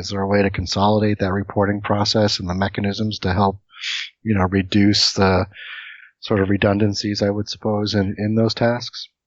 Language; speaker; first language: English; native; English